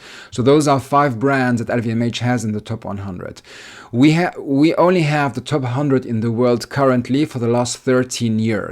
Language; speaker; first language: English; non-native, fluent; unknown